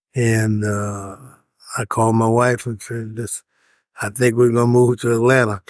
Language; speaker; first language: English; native; English